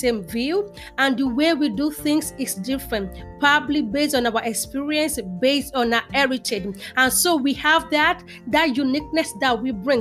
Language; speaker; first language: English; non-native, local second language; Yoruba